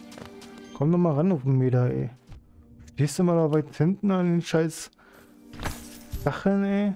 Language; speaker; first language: German; native; German